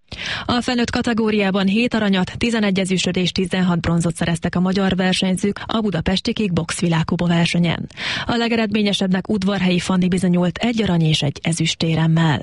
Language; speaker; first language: Hungarian; native; Hungarian